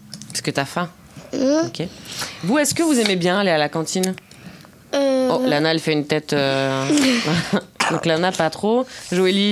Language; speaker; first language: French; native; French